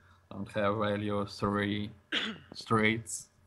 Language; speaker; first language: English; non-native, learner; Russian